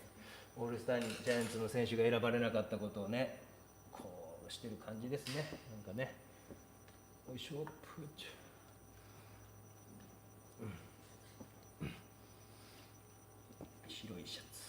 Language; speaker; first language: Japanese; native; Japanese